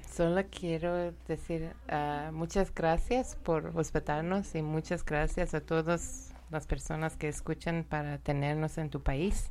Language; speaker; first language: Spanish; non-native, learner; Persian